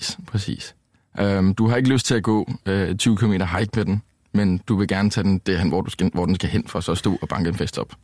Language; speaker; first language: Danish; native; Danish